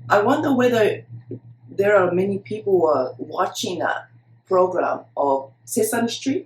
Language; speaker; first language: English; non-native, fluent; Japanese